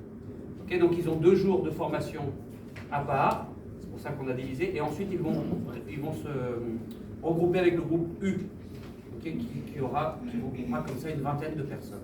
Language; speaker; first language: French; native; French